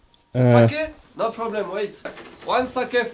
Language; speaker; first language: English; non-native, fluent; French